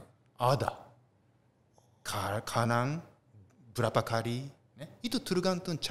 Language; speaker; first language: Indonesian; non-native, learner; Japanese